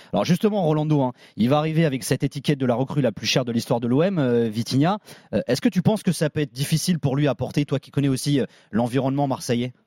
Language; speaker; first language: French; native; French